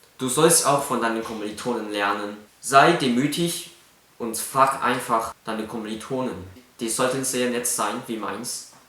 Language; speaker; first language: German; non-native, fluent; Cantonese